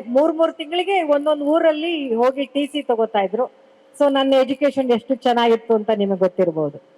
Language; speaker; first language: Kannada; native; Kannada